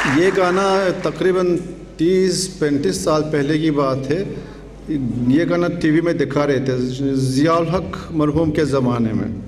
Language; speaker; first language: Urdu; non-native, fluent; Turkish